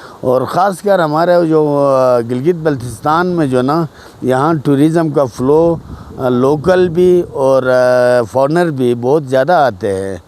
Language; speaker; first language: Urdu; non-native, local second language; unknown